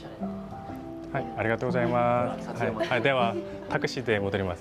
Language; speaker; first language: Japanese; non-native, learner; Korean